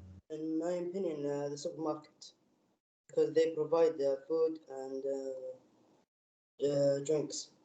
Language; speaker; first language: English; non-native, learner; Arabic